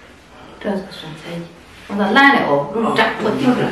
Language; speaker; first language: Chinese; native; Chinese